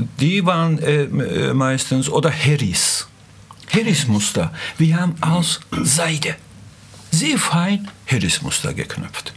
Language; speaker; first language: German; non-native, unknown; Azerbaijani